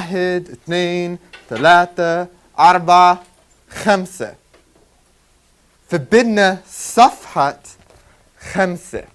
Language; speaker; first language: Arabic; native; Arabic